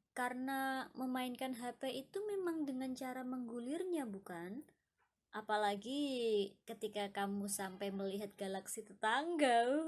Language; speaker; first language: Indonesian; native; Indonesian